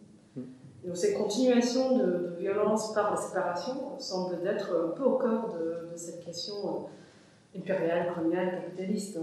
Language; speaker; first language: French; non-native, fluent; English